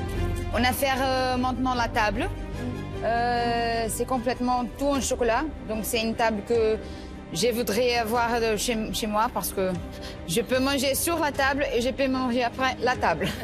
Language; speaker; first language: French; non-native, learner; Portuguese